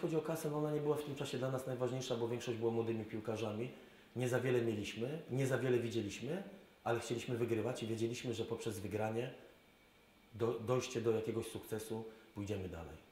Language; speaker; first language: Polish; native; Polish